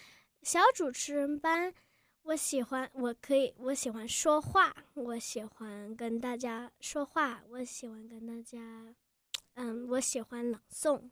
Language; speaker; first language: Chinese; early bilingual, heritage; Chinese